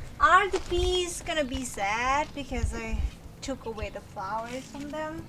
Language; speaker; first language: English; non-native, fluent; Thai